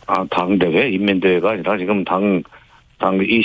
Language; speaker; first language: Korean; native; Korean